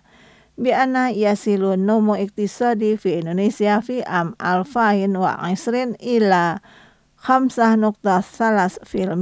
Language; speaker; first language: Arabic; non-native, fluent; Indonesian